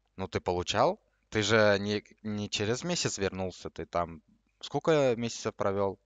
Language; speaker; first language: Russian; non-native, local second language; Uzbek